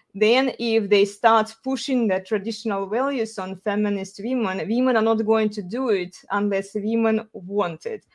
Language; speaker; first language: English; non-native, fluent; Russian